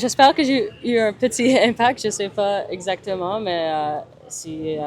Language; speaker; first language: French; early bilingual, other home language; English